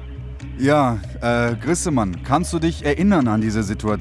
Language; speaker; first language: German; native; German